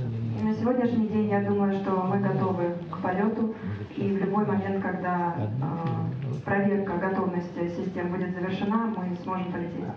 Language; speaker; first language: Russian; native; Russian